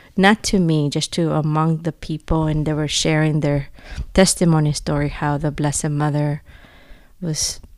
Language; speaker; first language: English; non-native, fluent; Spanish